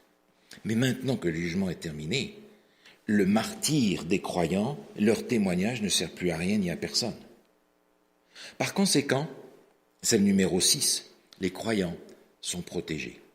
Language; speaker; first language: French; native; French